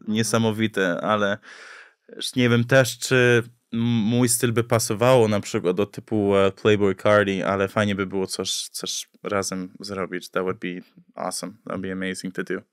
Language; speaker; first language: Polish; early bilingual, heritage; English